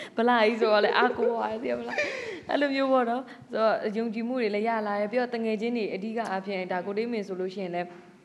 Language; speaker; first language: Burmese; native; Burmese